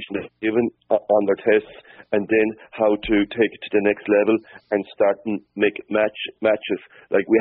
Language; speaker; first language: English; native; English